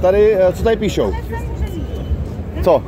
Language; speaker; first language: Czech; native; Czech